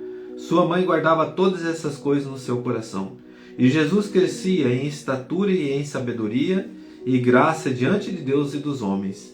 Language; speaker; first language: Portuguese; native; Portuguese